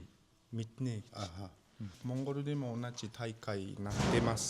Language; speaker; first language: Japanese; non-native, fluent; Mongolian